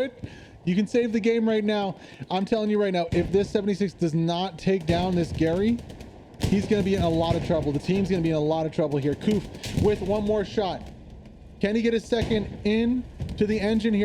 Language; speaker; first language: English; native; English